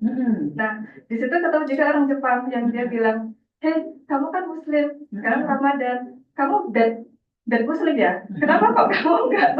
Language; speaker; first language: Indonesian; native; Indonesian